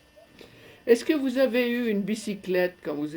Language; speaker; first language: French; native; French